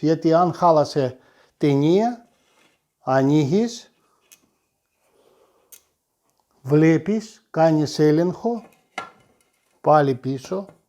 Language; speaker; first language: Greek; non-native, fluent; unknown